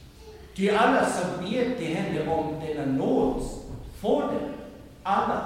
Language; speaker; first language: Swedish; non-native, fluent; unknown